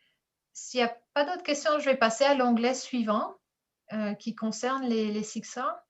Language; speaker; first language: French; native; French